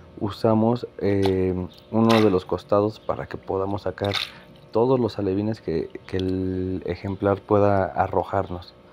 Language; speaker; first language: Spanish; native; Spanish